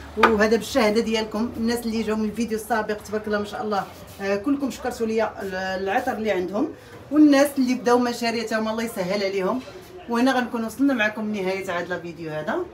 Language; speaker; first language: Arabic; native; Arabic